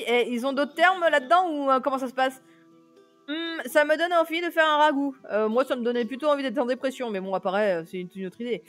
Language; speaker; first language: French; native; French